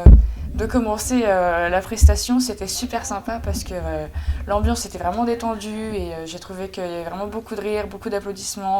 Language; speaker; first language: French; native; French